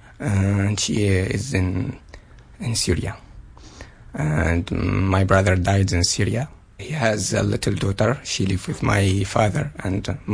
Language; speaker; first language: English; non-native, learner; Arabic